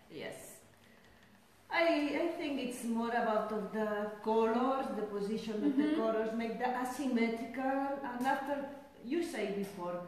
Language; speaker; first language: English; non-native, learner; Spanish